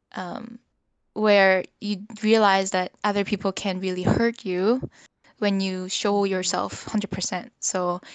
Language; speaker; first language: English; early bilingual, other home language; Korean